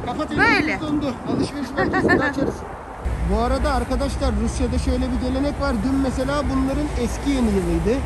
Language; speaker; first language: Turkish; native; Turkish